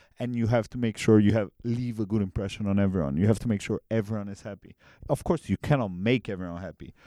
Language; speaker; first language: English; non-native, fluent; Romanian